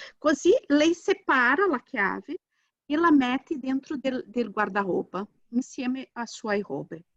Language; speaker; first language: Italian; non-native, fluent; Portuguese